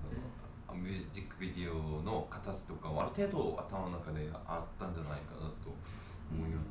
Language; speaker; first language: Japanese; non-native, fluent; Korean